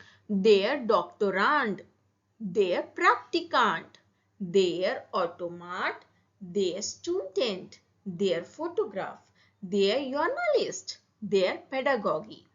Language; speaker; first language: German; non-native, fluent; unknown